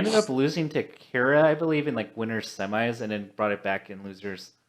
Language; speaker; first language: English; native; English